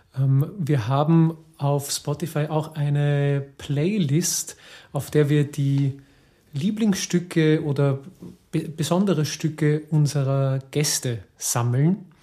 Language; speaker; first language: German; native; German